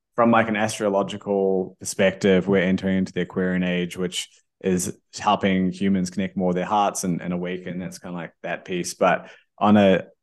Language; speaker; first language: English; native; English